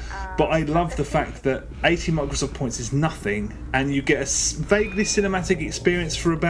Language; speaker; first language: English; native; English